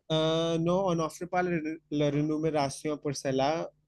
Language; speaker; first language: French; non-native, fluent; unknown